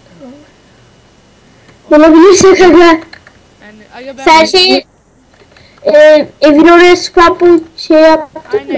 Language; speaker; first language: Turkish; native; Turkish